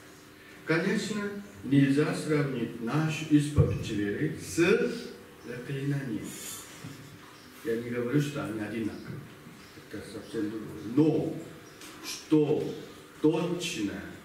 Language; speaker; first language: Russian; non-native, learner; Korean